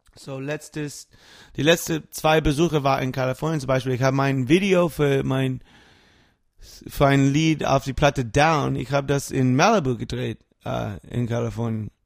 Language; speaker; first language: German; non-native, learner; English